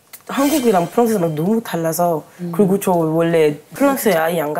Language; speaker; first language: Korean; non-native, learner; French